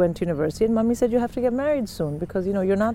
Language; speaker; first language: English; non-native, local second language; Hindi